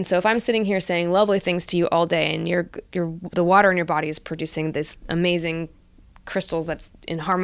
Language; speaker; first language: English; native; English